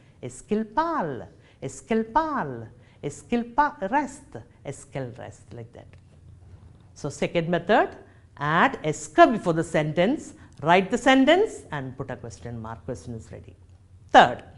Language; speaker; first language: English; non-native, local second language; Malayalam